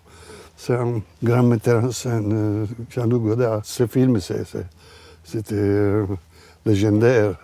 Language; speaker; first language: French; non-native, fluent; Italian